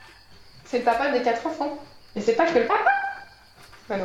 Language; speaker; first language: French; native; French